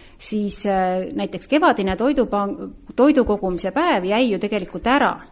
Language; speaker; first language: Estonian; native; Estonian